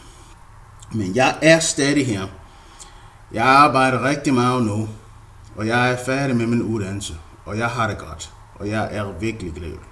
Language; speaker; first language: Danish; non-native, learner; English